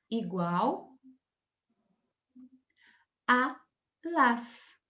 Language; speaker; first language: Spanish; non-native, fluent; Portuguese